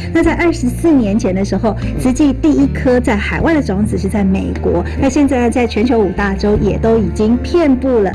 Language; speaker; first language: Chinese; native; Chinese